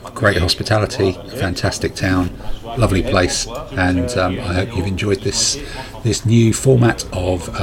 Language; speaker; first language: English; native; English